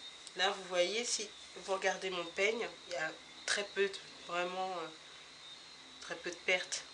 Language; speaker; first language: French; native; French